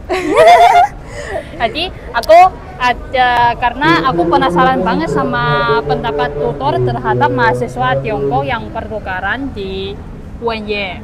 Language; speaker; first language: Indonesian; non-native, fluent; Chinese